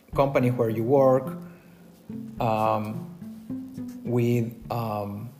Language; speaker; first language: English; non-native, fluent; Spanish